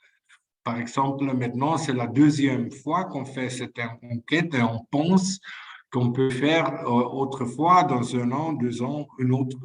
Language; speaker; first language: French; non-native, fluent; Spanish